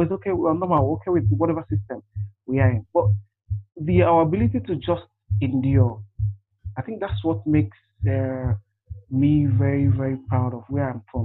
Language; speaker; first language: English; non-native, local second language; Igbo